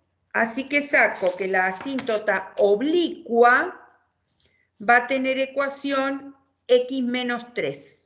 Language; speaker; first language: Spanish; native; Spanish